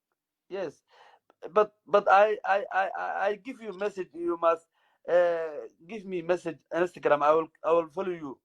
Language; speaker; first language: English; non-native, learner; Somali